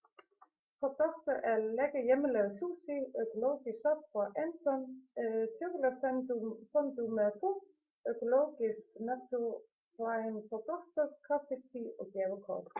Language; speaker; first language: Danish; non-native, learner; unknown